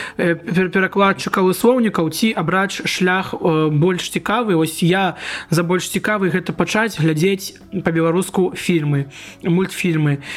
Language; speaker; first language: Belarusian; non-native, local second language; Russian